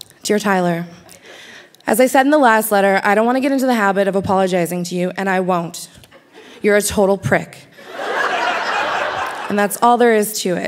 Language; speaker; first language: English; native; English